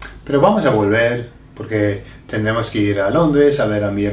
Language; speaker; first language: Spanish; non-native, fluent; English